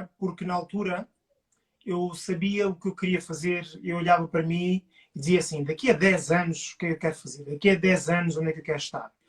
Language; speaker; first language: Portuguese; early bilingual, other home language; Upper Guinea Crioulo